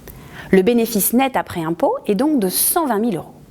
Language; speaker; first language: French; native; French